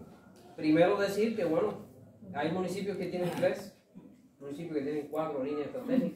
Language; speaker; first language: Spanish; native; Spanish